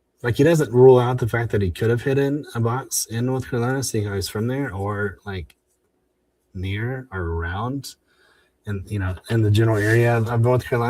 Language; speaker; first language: English; native; English